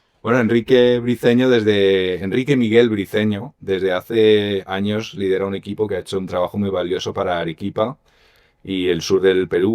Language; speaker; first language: Spanish; native; Spanish